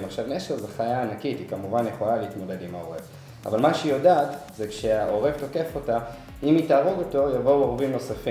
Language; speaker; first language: Hebrew; native; Hebrew